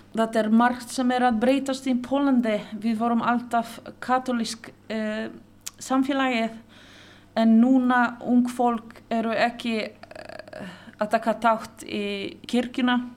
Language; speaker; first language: Icelandic; non-native, local second language; Polish